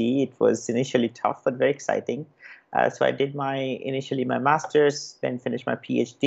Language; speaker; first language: English; non-native, local second language; Bangla